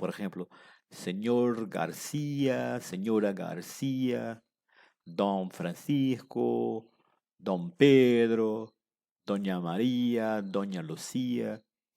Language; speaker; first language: Spanish; non-native, fluent; Portuguese